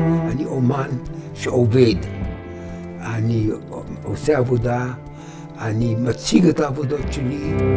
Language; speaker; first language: Hebrew; non-native, fluent; English